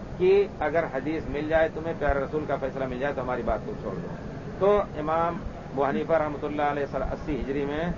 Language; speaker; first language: Urdu; native; Urdu